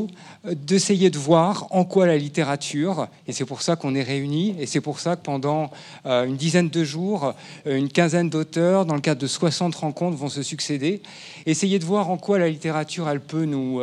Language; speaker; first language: French; native; French